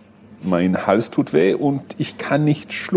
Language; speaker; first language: German; non-native, learner; English